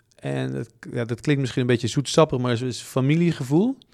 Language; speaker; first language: Dutch; native; Dutch